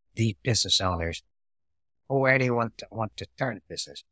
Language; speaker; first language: English; non-native, fluent; Vietnamese